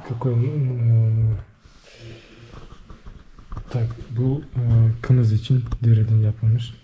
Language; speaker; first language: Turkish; non-native, learner; Bashkir